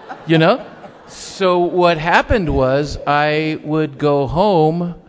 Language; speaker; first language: English; early bilingual, other home language; Spanish